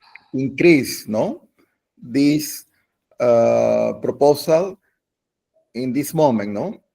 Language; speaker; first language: English; non-native, learner; Spanish